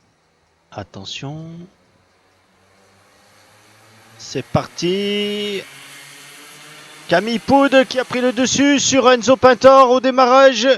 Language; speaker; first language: French; native; French